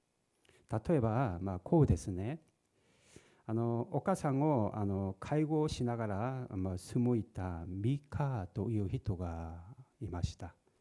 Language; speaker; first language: Japanese; non-native, fluent; Korean